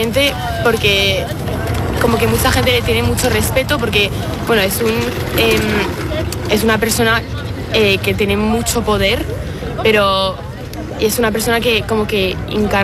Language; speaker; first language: Spanish; non-native, fluent; French